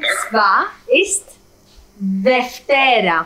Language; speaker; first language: German; non-native, fluent; Greek